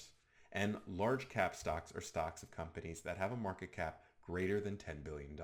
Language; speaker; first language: English; native; English